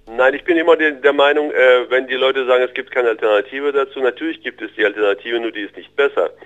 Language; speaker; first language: German; early bilingual, other home language; Russian